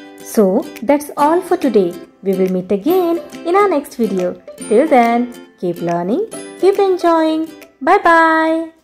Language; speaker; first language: English; non-native, local second language; Marathi